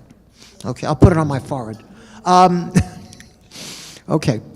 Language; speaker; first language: English; native; English